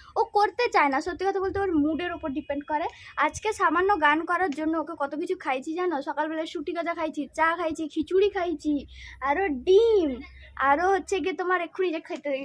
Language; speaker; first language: Bangla; non-native, local second language; Santali